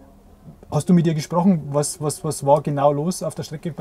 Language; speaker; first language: German; native; German